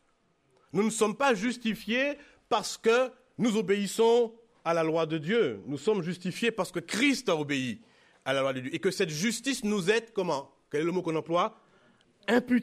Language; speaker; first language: French; native; French